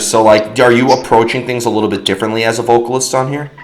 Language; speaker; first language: English; native; English